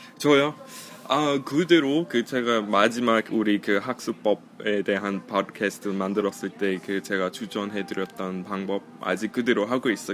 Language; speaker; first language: Korean; non-native, fluent; English